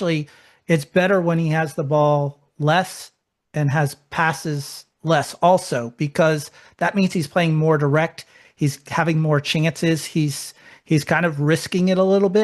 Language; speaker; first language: English; native; English